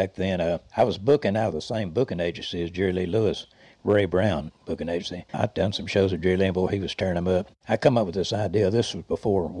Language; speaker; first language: English; native; English